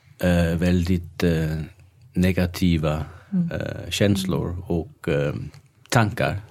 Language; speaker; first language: Swedish; non-native, fluent; Danish